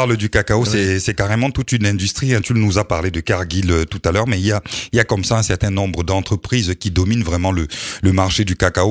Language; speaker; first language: French; native; French